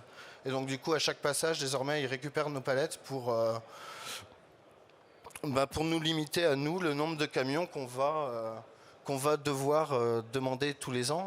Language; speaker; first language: French; native; French